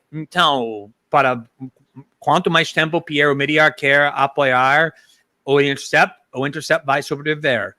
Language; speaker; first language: Portuguese; non-native, fluent; English